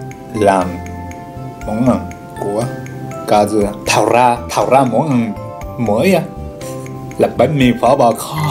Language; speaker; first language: Vietnamese; non-native, learner; Japanese